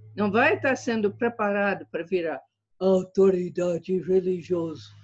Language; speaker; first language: Portuguese; non-native, fluent; English